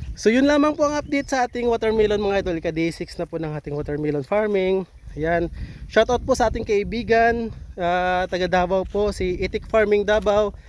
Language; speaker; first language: Filipino; non-native, local second language; Hiligaynon